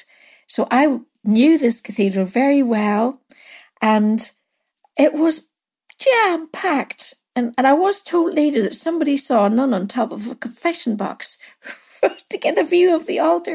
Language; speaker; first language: English; native; English